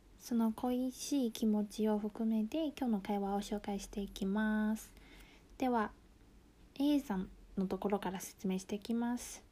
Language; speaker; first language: Japanese; non-native, local second language; Chinese